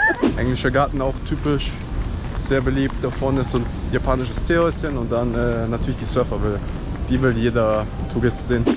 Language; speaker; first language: German; native; German